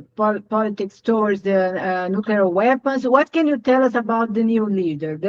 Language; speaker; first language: English; non-native, fluent; Portuguese